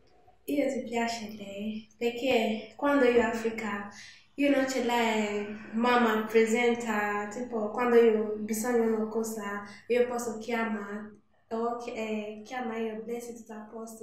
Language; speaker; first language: Italian; non-native, learner; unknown